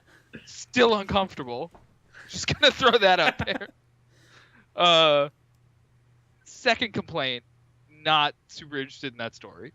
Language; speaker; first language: English; native; English